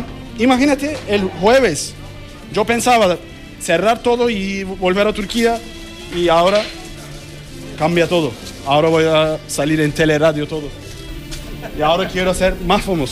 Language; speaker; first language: Spanish; non-native, learner; Turkish